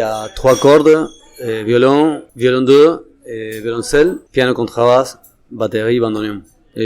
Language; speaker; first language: French; non-native, fluent; Spanish